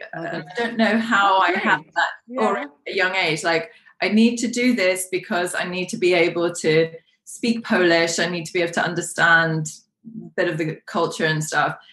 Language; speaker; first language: English; non-native, local second language; Polish